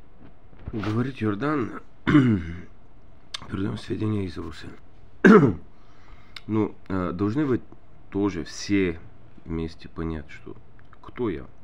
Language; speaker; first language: Russian; non-native, learner; Bulgarian